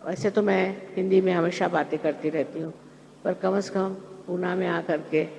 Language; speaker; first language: Hindi; non-native, local second language; Marathi